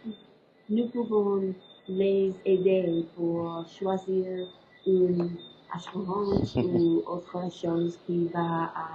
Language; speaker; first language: French; non-native, learner; English